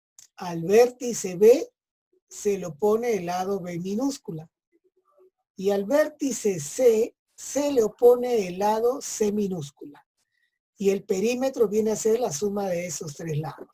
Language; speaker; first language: Spanish; native; Spanish